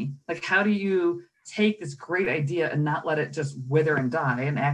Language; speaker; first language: English; native; English